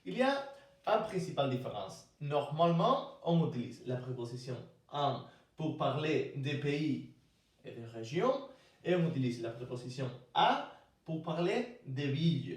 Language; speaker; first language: French; non-native, fluent; Spanish